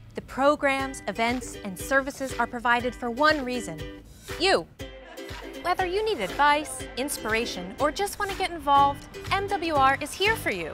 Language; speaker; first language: English; native; English